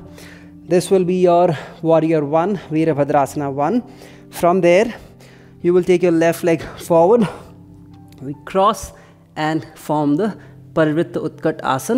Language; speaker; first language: English; non-native, local second language; Hindi